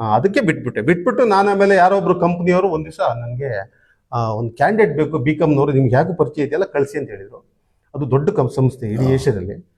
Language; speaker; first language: Kannada; native; Kannada